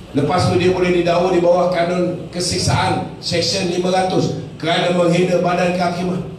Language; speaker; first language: Malay; native; Malay